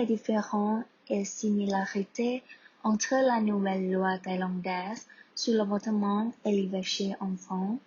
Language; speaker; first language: French; non-native, learner; Thai